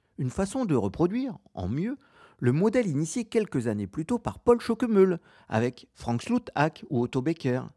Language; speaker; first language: French; native; French